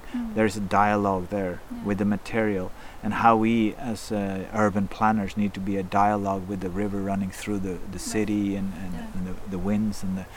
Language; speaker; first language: English; non-native, fluent; Norwegian